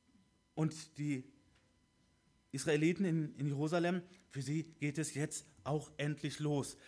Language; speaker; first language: German; native; German